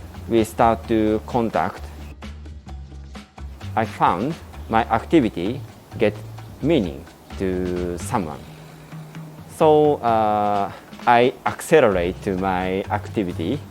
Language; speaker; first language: English; non-native, learner; Japanese